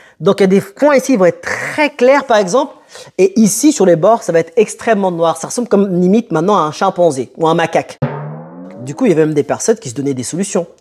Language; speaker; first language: French; early bilingual, other home language; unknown